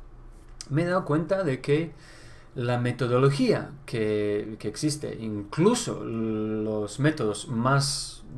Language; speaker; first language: Spanish; non-native, fluent; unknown